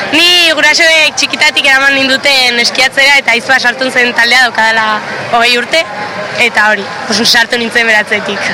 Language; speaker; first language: Basque; non-native, local second language; Spanish